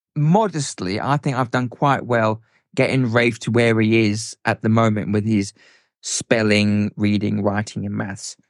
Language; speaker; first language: English; native; English